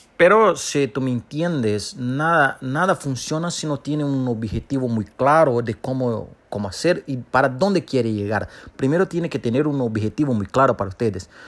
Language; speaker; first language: Spanish; non-native, fluent; Portuguese